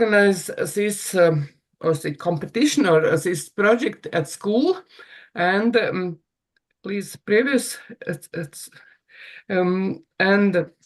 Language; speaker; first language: English; non-native, learner; Latvian